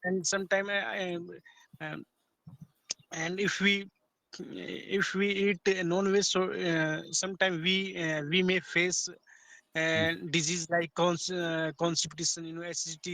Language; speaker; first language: English; non-native, learner; Hindi